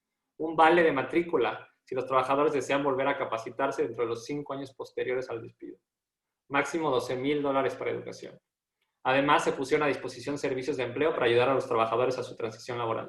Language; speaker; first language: Spanish; native; Spanish